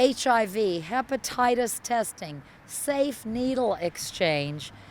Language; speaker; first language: English; native; English